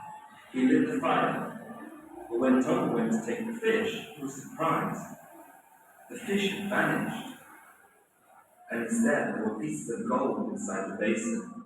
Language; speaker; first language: English; non-native, learner; Indonesian